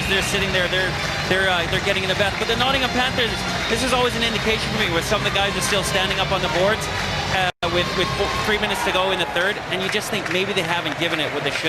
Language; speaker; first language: English; native; English